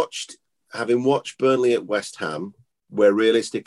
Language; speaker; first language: English; native; English